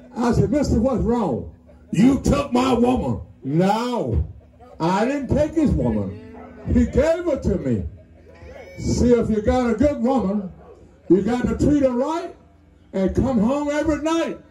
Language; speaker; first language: English; native; English